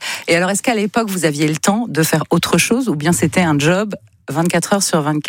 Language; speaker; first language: French; native; French